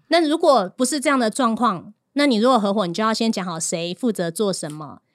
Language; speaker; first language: Chinese; native; Chinese